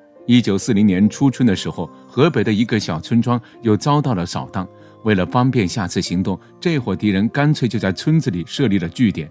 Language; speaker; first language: Chinese; native; Chinese